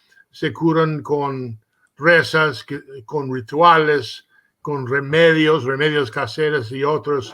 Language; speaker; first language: Spanish; early bilingual, heritage; Spanish